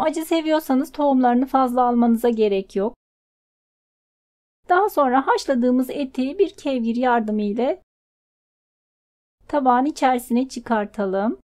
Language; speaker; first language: Turkish; native; Turkish